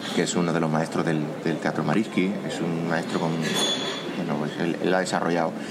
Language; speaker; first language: Spanish; native; Spanish